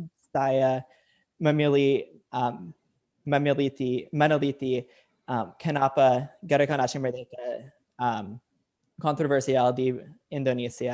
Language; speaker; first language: Indonesian; non-native, learner; English